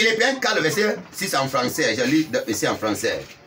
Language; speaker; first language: French; non-native, local second language; English